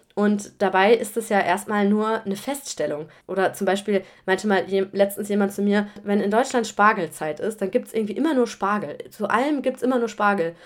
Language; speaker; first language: German; native; German